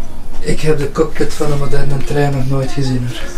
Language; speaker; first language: Dutch; native; Dutch